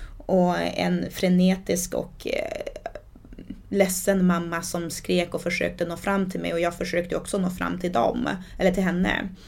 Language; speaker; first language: Swedish; early bilingual, other home language; Portuguese